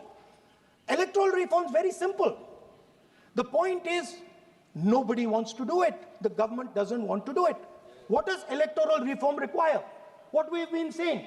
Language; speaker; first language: English; non-native, local second language; Hindi